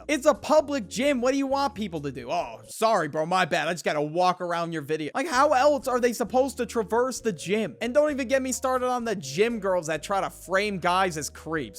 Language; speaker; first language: English; native; English